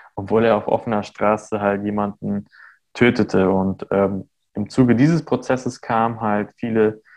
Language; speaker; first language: German; early bilingual, other home language; Armenian